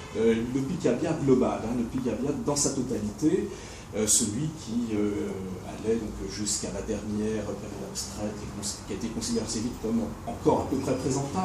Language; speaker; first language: French; native; French